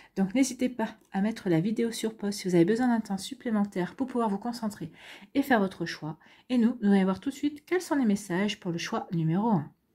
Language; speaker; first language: French; native; French